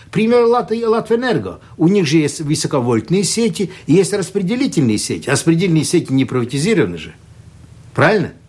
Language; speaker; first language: Russian; non-native, local second language; Latvian